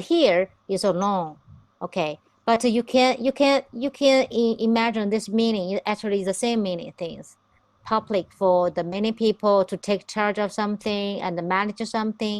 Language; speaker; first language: English; non-native, fluent; Chinese